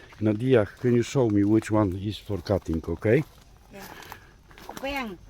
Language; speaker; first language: English; non-native, learner; Polish